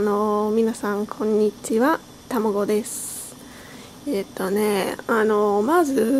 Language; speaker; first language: Japanese; non-native, learner; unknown